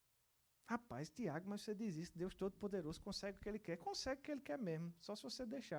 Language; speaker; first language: Portuguese; native; Portuguese